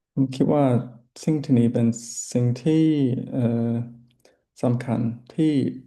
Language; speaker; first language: Thai; non-native, learner; English